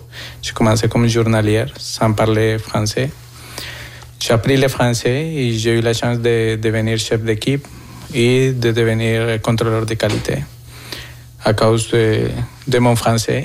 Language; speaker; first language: French; non-native, fluent; Spanish